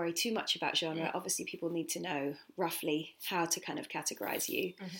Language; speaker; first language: English; native; English